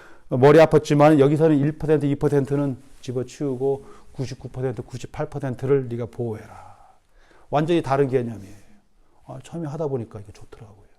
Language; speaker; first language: Korean; native; Korean